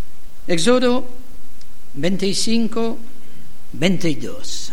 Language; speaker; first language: Spanish; non-native, learner; French